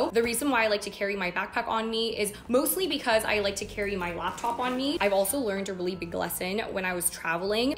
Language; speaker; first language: English; native; English